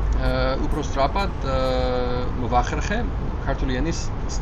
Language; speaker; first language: Georgian; non-native, learner; English